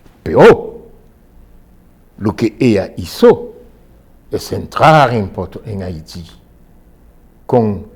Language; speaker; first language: Spanish; non-native, fluent; Haitian Creole